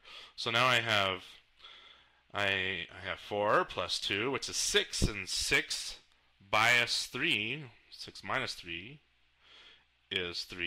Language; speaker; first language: English; native; English